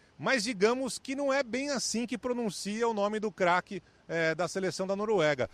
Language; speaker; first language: Portuguese; native; Portuguese